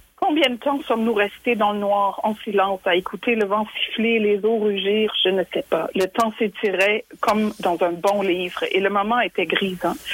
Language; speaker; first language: French; non-native, fluent; German